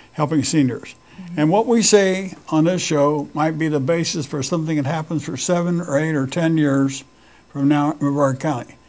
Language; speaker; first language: English; native; English